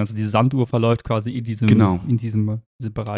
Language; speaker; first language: German; native; German